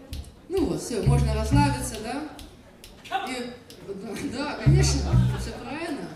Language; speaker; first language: Russian; native; Russian